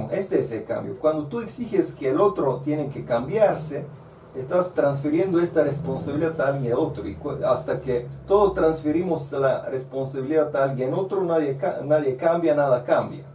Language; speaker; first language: Spanish; non-native, fluent; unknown